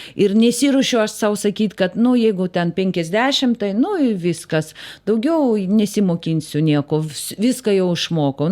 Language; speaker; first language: Lithuanian; non-native, local second language; Russian